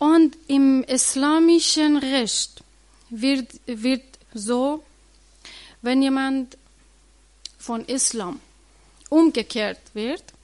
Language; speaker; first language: German; non-native, learner; Persian